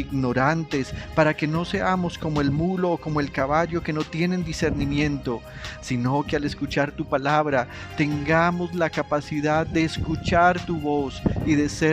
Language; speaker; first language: Spanish; native; Spanish